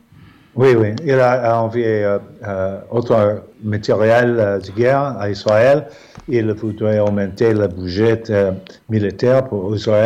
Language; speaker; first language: French; non-native, fluent; English